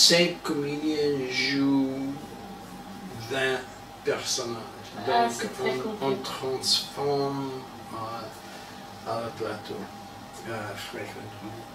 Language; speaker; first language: French; non-native, learner; English